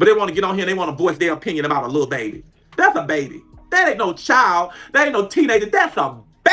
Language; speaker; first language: English; native; English